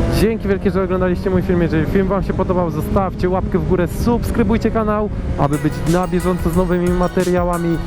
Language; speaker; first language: Polish; native; Polish